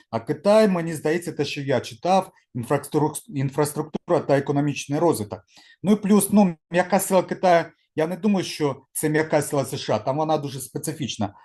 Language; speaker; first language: Ukrainian; non-native, local second language; Russian